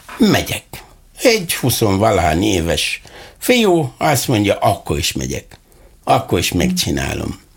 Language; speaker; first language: Hungarian; non-native, fluent; Arabic